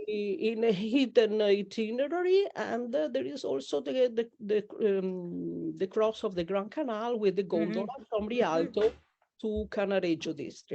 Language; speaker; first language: English; non-native, learner; Italian